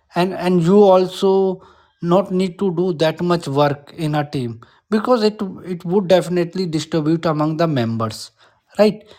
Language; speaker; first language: English; non-native, local second language; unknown